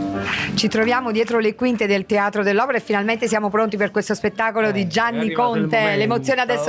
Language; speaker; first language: Italian; native; Italian